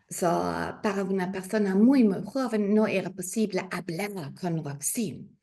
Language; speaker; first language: Spanish; non-native, learner; German